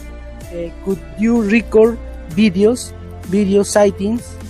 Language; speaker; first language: English; non-native, learner; Spanish